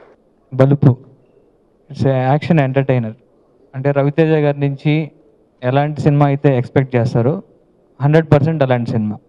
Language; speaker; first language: Telugu; native; Telugu